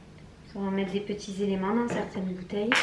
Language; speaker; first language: French; native; French